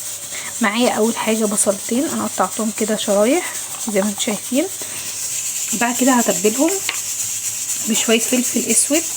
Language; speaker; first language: Arabic; native; Arabic